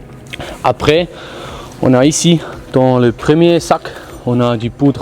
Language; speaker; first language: French; non-native, fluent; German